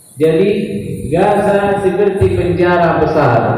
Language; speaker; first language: Indonesian; non-native, learner; Arabic